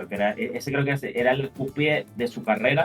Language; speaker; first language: Spanish; native; Spanish